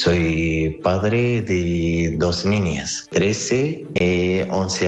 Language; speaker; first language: Spanish; non-native, learner; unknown